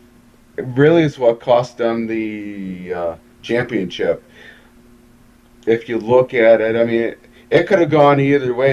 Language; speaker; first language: English; native; English